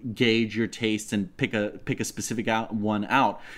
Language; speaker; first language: English; non-native, fluent; Russian